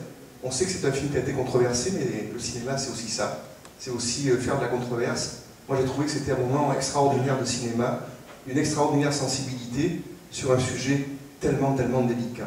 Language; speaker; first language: French; native; French